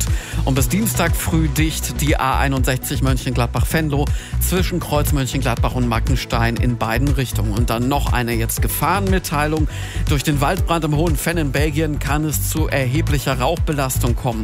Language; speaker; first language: German; native; German